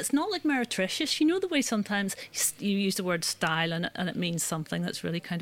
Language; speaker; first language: English; native; English